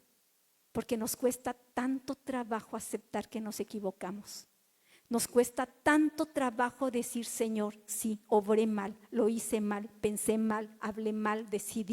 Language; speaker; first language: Spanish; native; Spanish